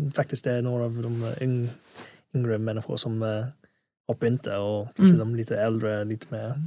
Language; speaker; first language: Swedish; non-native, fluent; English